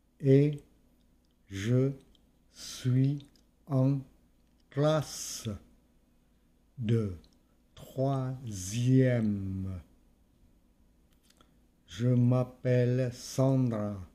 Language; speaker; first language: French; non-native, fluent; Vietnamese